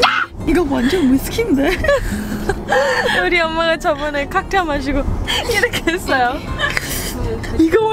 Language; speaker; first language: Korean; early bilingual, heritage; English